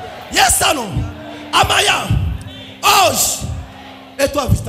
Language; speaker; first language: Portuguese; non-native, learner; Lingala